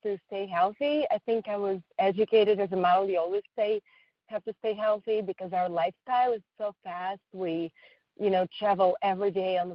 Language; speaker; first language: English; non-native, fluent; Russian